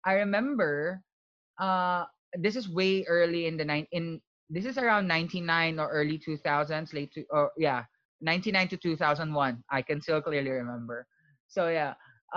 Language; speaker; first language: English; non-native, local second language; Filipino